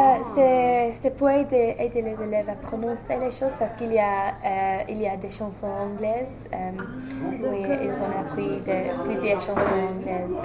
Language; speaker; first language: French; non-native, fluent; English